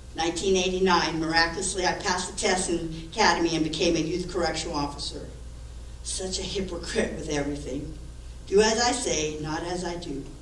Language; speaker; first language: English; native; English